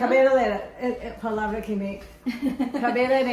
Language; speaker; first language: Portuguese; non-native, fluent; English